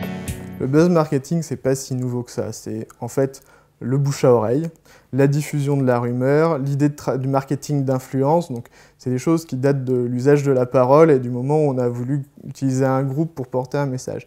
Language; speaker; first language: French; native; French